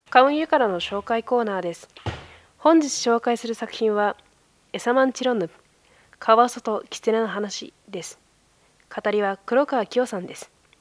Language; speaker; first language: Japanese; native; Japanese